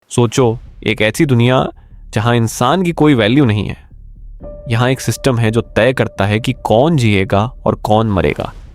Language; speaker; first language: Hindi; native; Hindi